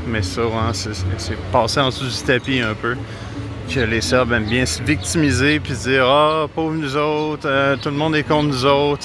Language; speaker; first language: French; native; French